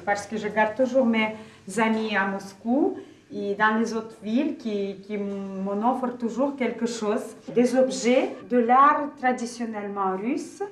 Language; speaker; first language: French; non-native, fluent; Russian